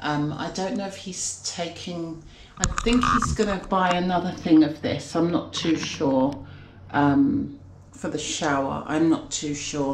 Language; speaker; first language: English; native; English